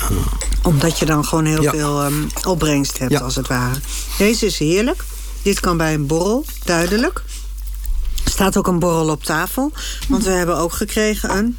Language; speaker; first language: Dutch; native; Dutch